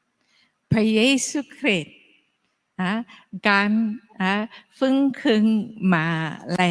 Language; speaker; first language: Thai; non-native, fluent; English